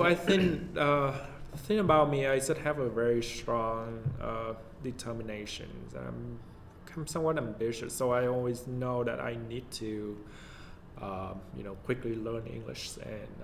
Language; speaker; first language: English; non-native, fluent; Vietnamese